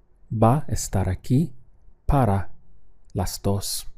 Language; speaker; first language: Spanish; non-native, fluent; English